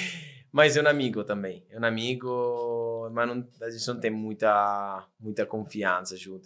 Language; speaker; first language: Portuguese; non-native, fluent; Italian